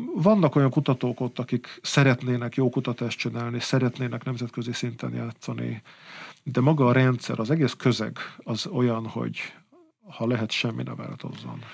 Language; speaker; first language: Hungarian; native; Hungarian